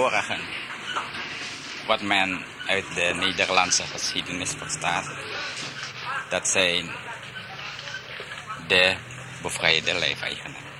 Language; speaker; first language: Dutch; early bilingual, heritage; Dutch